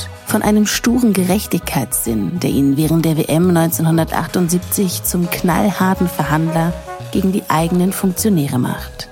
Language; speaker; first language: German; native; German